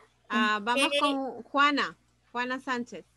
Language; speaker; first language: Spanish; native; Spanish